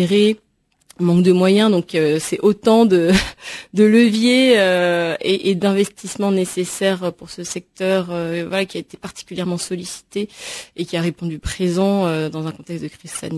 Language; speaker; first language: French; native; French